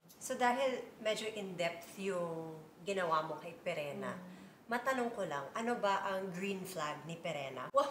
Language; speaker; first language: Filipino; non-native, local second language; English